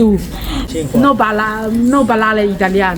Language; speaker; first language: Italian; non-native, learner; Chinese